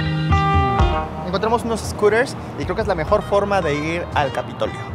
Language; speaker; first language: Spanish; native; Spanish